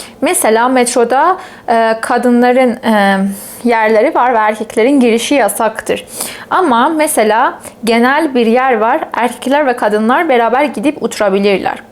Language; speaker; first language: Turkish; non-native, fluent; Persian